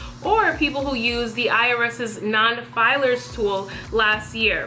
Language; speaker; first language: English; native; English